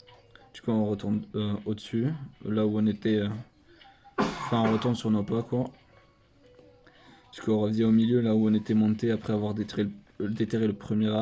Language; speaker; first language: French; native; French